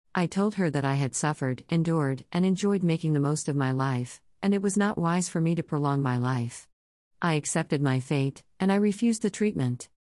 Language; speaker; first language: English; native; English